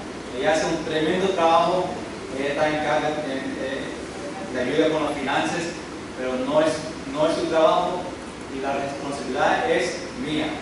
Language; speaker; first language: Spanish; early bilingual, heritage; English